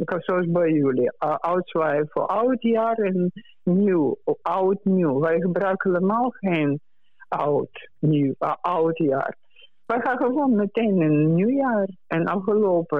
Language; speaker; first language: Dutch; non-native, learner; Russian